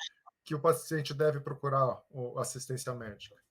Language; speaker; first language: Portuguese; native; Portuguese